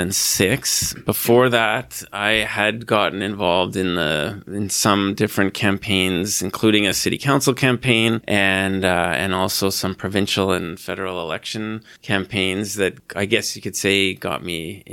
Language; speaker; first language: English; native; English